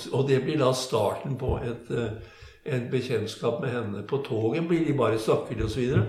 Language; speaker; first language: Norwegian; native; Norwegian